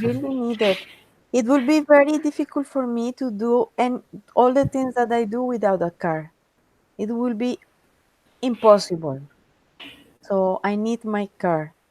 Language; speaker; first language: English; non-native, fluent; Spanish